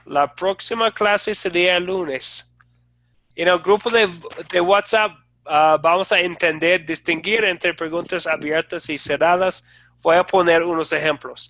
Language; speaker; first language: Spanish; non-native, fluent; English